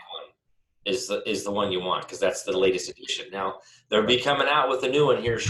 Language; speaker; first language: English; native; English